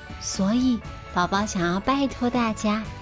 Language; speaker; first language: Chinese; native; Chinese